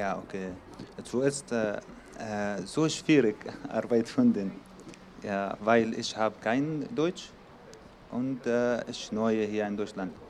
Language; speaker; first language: German; non-native, learner; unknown